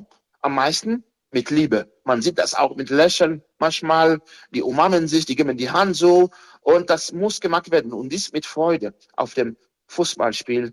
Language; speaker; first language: German; non-native, fluent; Haitian Creole